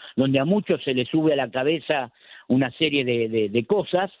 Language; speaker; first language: Spanish; native; Spanish